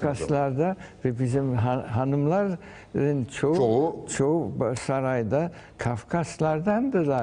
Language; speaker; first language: Turkish; early bilingual, heritage; Turkish